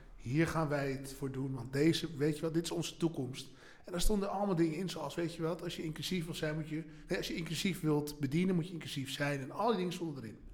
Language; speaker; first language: Dutch; native; Dutch